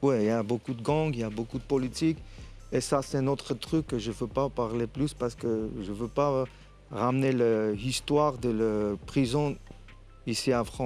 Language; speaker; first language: French; non-native, fluent; Armenian